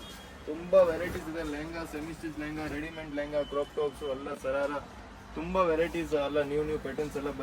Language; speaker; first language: Kannada; non-native, local second language; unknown